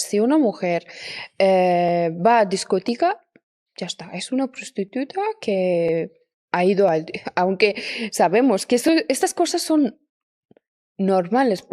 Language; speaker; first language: Spanish; non-native, fluent; Persian